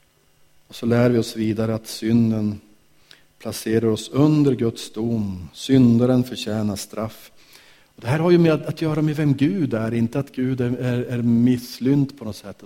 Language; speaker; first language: Swedish; native; Swedish